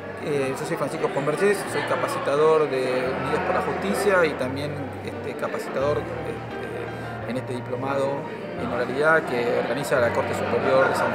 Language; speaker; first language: Spanish; native; Spanish